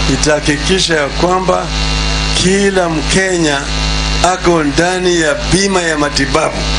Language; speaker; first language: Swahili; non-native, local second language; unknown